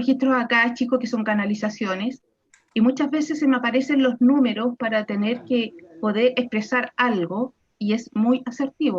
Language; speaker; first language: Spanish; native; Spanish